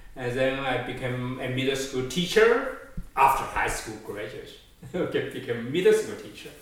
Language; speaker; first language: English; non-native, fluent; Chinese